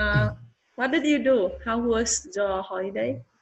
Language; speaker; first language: English; non-native, learner; Vietnamese